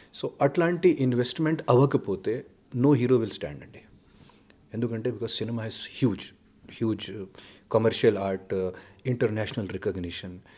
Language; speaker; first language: Telugu; non-native, fluent; Hindi